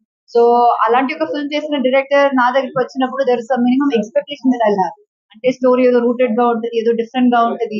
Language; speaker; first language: Telugu; non-native, local second language; Malayalam